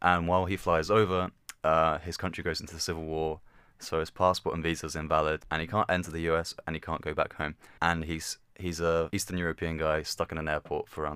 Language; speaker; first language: English; native; English